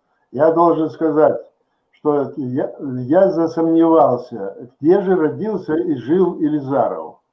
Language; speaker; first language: Russian; native; Russian